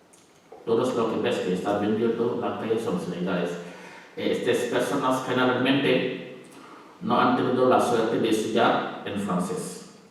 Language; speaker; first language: Spanish; non-native, learner; Wolof